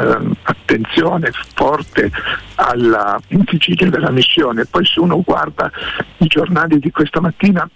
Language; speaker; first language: Italian; native; Italian